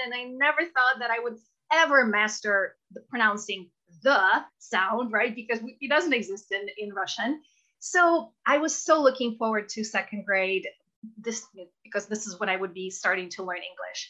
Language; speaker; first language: English; non-native, fluent; Russian